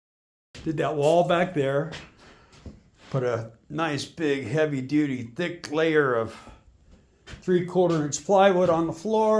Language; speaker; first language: English; native; English